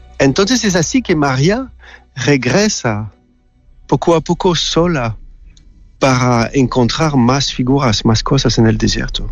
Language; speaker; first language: Spanish; non-native, learner; French